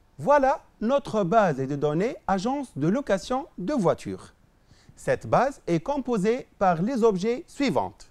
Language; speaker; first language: French; non-native, local second language; Arabic